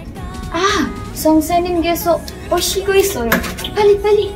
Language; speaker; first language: Korean; non-native, learner; Malay